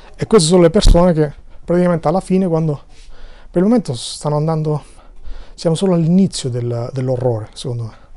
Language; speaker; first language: Italian; non-native, fluent; Albanian